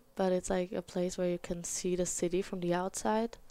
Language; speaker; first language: English; non-native, fluent; German